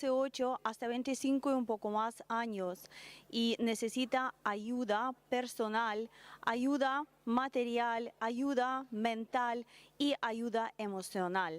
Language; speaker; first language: Spanish; non-native, learner; Russian